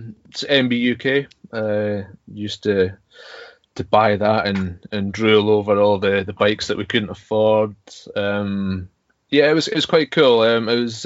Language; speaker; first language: English; native; English